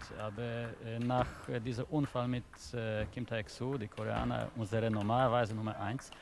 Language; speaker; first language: German; non-native, fluent; Polish